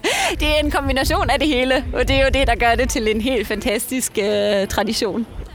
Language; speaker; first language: Danish; non-native, fluent; German